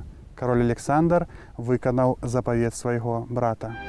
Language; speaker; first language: Belarusian; native; Belarusian